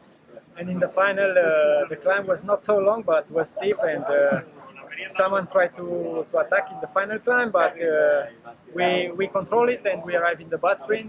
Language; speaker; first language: English; non-native, learner; Romanian